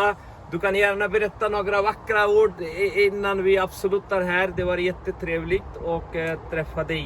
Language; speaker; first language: Swedish; non-native, fluent; Bangla